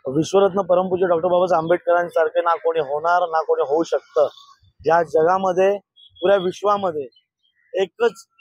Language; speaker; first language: Marathi; native; Marathi